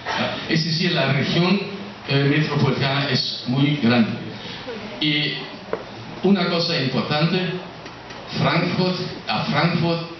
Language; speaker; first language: Spanish; non-native, fluent; German